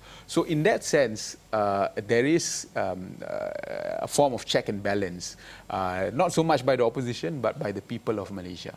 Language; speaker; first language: English; non-native, local second language; Malay